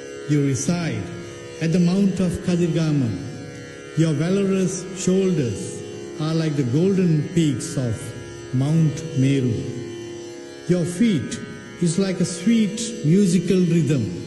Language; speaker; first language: English; early bilingual, other home language; Tamil